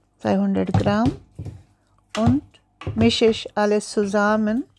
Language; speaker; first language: German; non-native, learner; Tulu